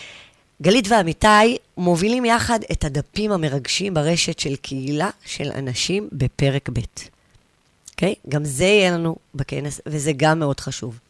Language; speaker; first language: Hebrew; native; Hebrew